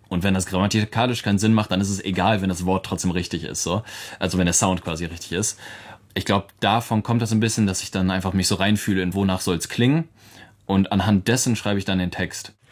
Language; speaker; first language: German; native; German